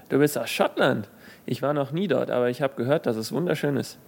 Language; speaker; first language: German; native; German